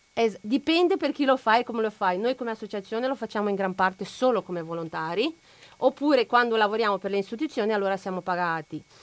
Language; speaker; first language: Italian; non-native, fluent; Romanian